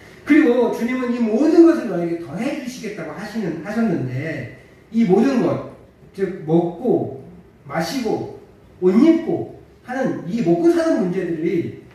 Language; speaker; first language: Korean; native; Korean